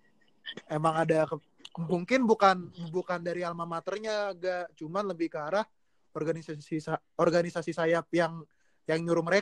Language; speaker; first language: Indonesian; native; Indonesian